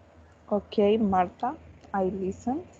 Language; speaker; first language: English; non-native, fluent; Spanish